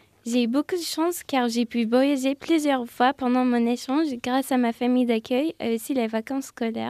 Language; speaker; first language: French; non-native, fluent; Turkish